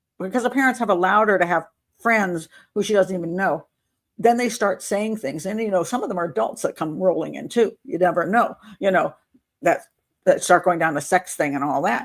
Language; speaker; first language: English; native; English